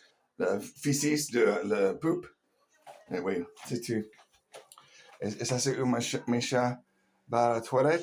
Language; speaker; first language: French; non-native, learner; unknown